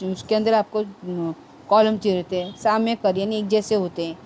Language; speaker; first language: Hindi; non-native, local second language; Marathi